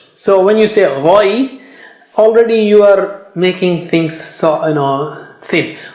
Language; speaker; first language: English; non-native, fluent; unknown